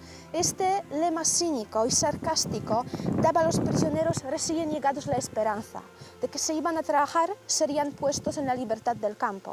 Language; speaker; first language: Spanish; non-native, fluent; Polish